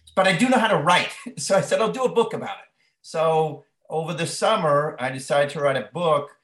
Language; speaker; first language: English; native; English